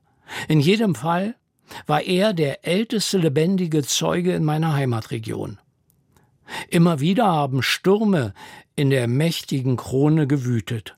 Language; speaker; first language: German; native; German